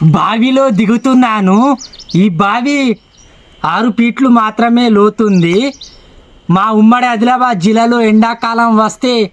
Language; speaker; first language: Telugu; native; Telugu